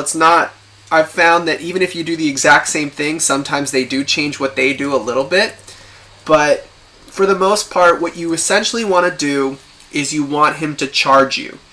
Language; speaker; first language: English; native; English